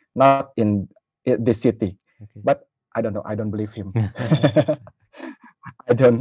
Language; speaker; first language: English; non-native, learner; Indonesian